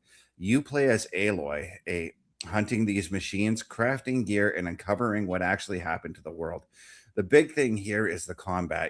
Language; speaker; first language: English; native; English